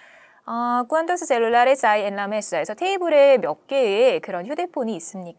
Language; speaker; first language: Spanish; non-native, fluent; Korean